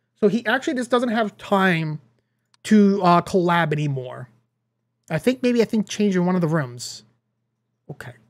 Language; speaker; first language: English; native; English